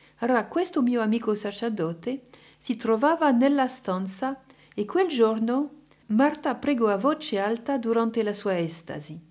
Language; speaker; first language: Italian; non-native, fluent; French